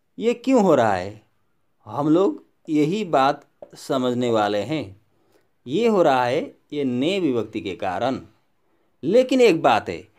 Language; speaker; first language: Hindi; non-native, local second language; Assamese